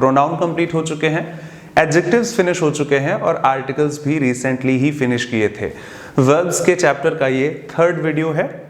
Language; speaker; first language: Hindi; native; Hindi